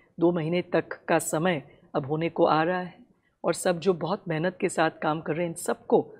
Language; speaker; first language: Hindi; non-native, local second language; Tamil